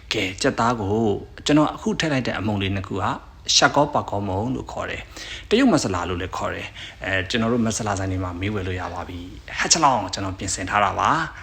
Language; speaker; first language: Burmese; non-native, local second language; Pa'o Karen